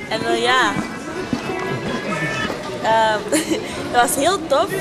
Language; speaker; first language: Dutch; early bilingual, other home language; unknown